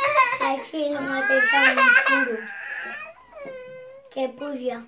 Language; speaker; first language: Catalan; non-native, local second language; Spanish